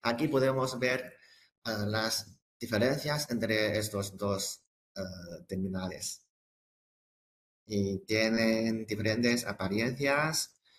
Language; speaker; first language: Spanish; non-native, fluent; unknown